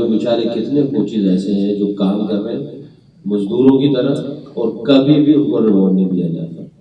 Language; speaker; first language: Urdu; non-native, local second language; Punjabi